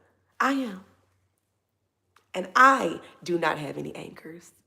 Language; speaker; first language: English; native; English